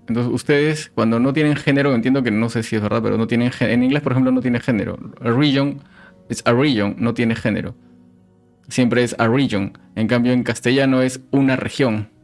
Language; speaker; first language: Spanish; native; Spanish